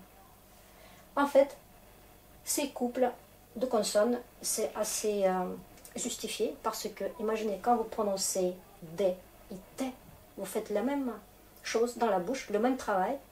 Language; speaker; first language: French; non-native, fluent; Russian